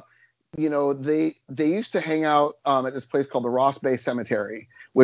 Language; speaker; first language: English; native; English